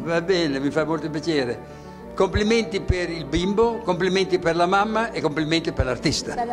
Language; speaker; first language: Italian; native; Italian